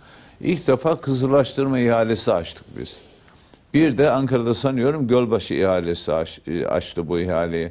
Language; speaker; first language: Turkish; native; Turkish